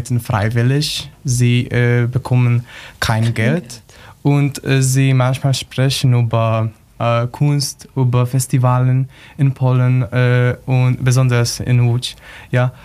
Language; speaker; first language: German; non-native, learner; Polish